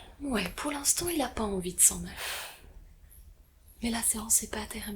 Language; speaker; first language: French; native; French